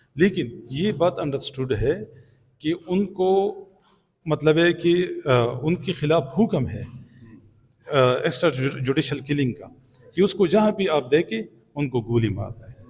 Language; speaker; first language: Urdu; non-native, local second language; Pashto